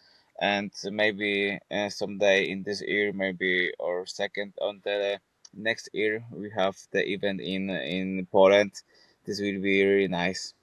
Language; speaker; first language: English; non-native, fluent; Polish